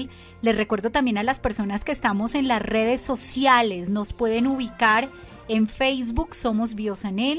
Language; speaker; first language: Spanish; native; Spanish